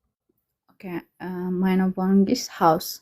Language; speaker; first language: German; non-native, learner; Amharic